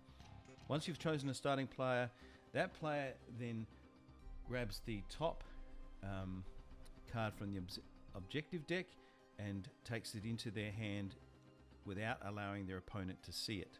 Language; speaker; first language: English; native; English